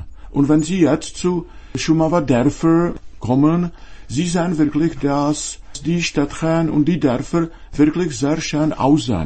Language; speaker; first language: German; non-native, fluent; Czech